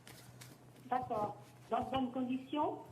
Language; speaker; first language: French; native; French